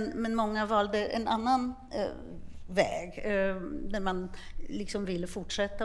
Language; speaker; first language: Swedish; non-native, fluent; Polish